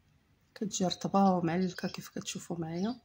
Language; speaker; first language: Arabic; native; Arabic